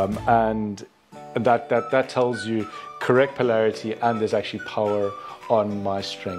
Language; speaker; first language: English; native; English